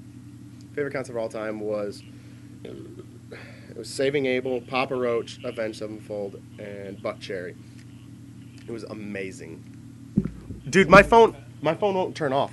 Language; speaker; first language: English; native; English